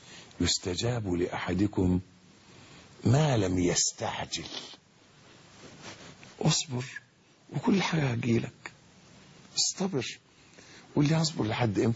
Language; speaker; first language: Arabic; native; Arabic